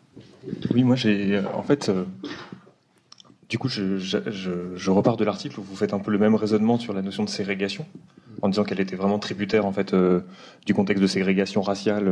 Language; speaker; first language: French; native; French